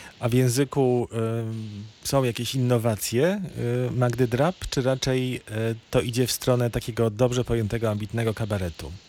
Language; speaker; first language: Polish; native; Polish